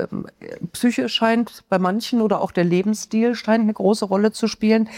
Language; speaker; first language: German; native; German